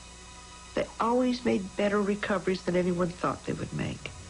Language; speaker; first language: English; native; English